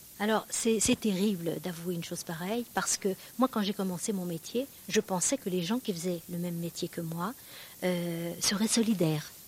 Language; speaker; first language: French; early bilingual, other home language; Kabyle